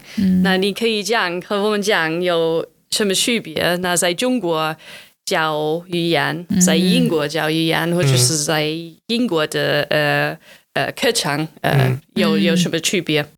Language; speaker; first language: Chinese; non-native, fluent; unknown